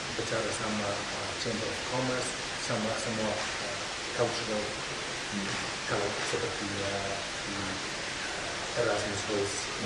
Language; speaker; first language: Indonesian; non-native, fluent; English